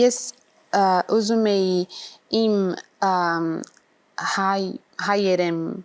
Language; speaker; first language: Armenian; non-native, learner; Portuguese